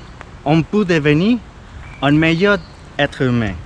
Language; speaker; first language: French; non-native, fluent; Spanish